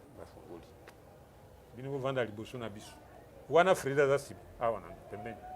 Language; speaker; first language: Lingala; native; Lingala